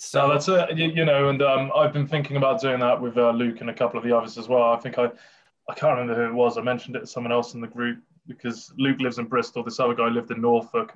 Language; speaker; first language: English; native; English